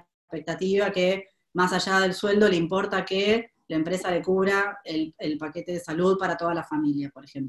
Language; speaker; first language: Spanish; native; Spanish